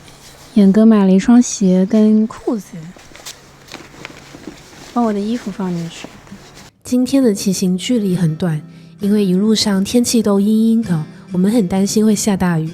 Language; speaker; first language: Chinese; native; Chinese